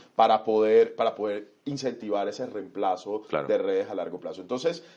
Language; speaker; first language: Spanish; native; Spanish